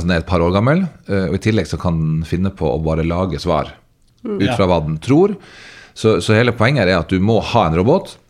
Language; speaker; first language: Norwegian; native; Norwegian